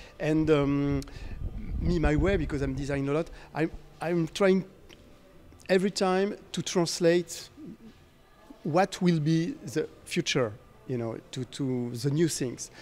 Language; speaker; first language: English; non-native, fluent; French